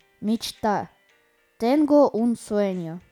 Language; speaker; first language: Spanish; non-native, learner; Russian